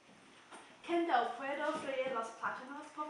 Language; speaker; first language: Spanish; non-native, learner; English